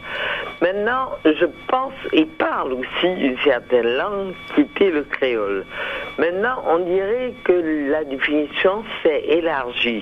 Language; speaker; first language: French; native; French